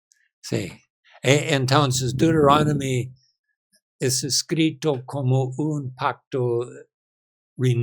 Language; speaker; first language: Spanish; non-native, learner; English